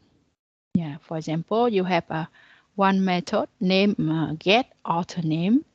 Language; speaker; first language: English; non-native, learner; Vietnamese